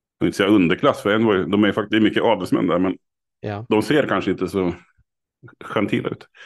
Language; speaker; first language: Swedish; native; Swedish